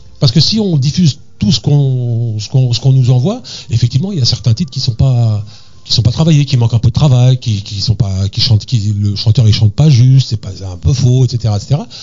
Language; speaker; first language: French; native; French